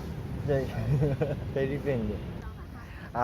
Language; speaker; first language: Chinese; non-native, learner; Filipino